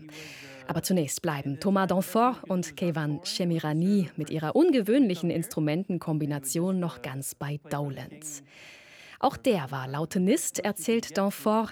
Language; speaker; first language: German; native; German